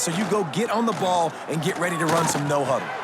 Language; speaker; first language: English; native; English